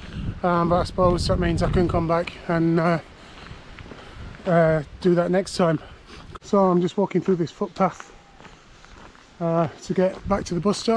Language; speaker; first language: English; native; English